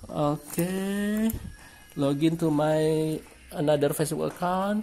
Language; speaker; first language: English; non-native, learner; Indonesian